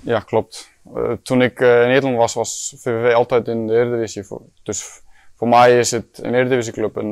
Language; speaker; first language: Dutch; non-native, fluent; Icelandic